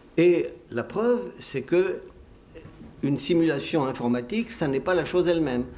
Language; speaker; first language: French; native; French